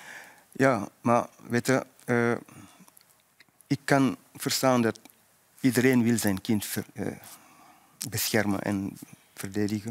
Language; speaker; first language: Dutch; non-native, fluent; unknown